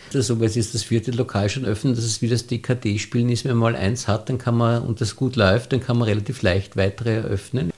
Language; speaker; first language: German; native; German